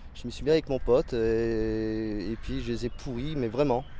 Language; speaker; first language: French; native; French